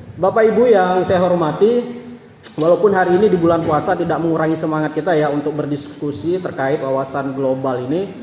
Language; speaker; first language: Indonesian; non-native, local second language; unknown